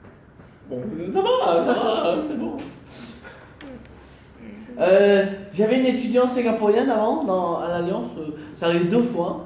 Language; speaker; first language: French; non-native, fluent; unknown